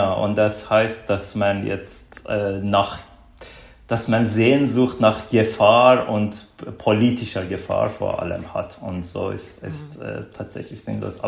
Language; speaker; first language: German; non-native, fluent; Persian